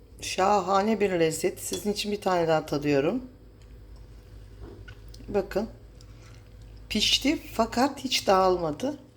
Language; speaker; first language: Turkish; native; Turkish